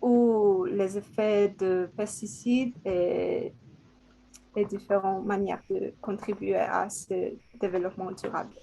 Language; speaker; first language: French; non-native, learner; Spanish